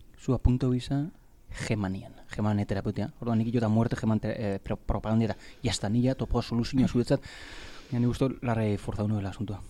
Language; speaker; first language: Basque; native; Basque